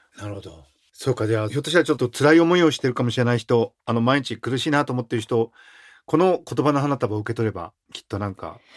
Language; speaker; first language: Japanese; native; Japanese